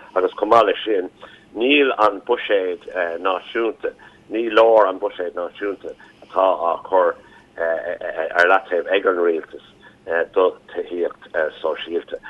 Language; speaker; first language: Irish; non-native, local second language; English